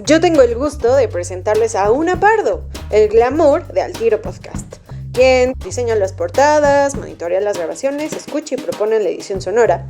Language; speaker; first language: Spanish; native; Spanish